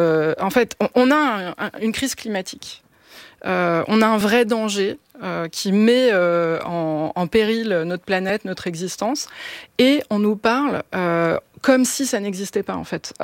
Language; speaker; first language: French; native; French